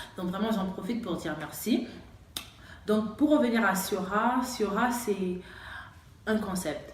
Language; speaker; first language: French; native; French